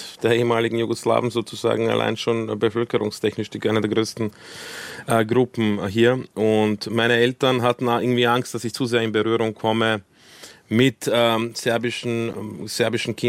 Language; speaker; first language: German; early bilingual, other home language; Croatian